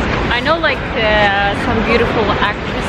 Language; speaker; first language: English; non-native, fluent; Russian